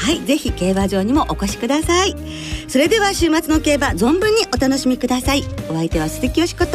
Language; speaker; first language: Japanese; native; Japanese